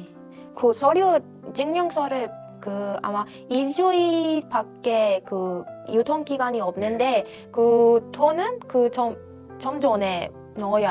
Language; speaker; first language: Korean; non-native, fluent; Persian